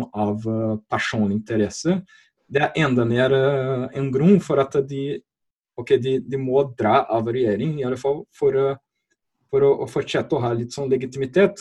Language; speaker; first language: Norwegian; non-native, fluent; Portuguese